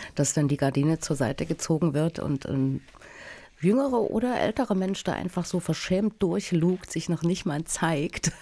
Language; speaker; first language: German; native; German